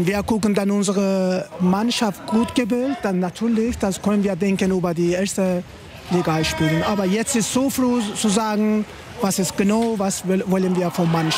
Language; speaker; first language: German; non-native, learner; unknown